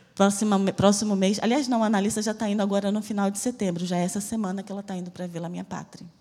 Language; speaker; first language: Portuguese; native; Portuguese